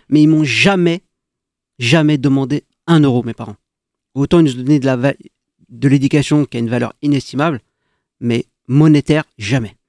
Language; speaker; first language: French; early bilingual, other home language; Arabic